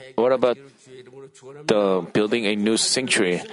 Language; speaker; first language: English; non-native, fluent; Korean